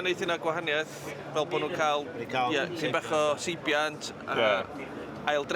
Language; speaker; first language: Welsh; native; Welsh